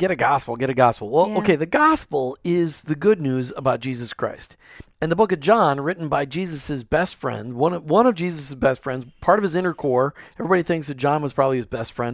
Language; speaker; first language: English; native; English